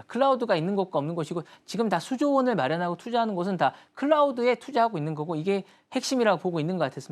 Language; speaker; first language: Korean; native; Korean